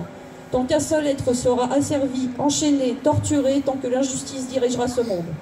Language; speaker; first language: French; native; French